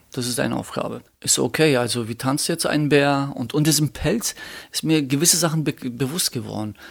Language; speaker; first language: German; early bilingual, other home language; Turkish